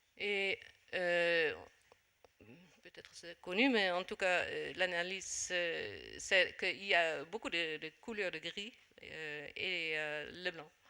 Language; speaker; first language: French; non-native, fluent; Dutch